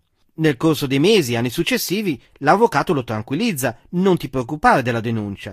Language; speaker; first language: Italian; native; Italian